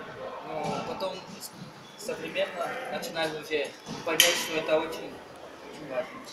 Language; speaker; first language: Russian; non-native, learner; Portuguese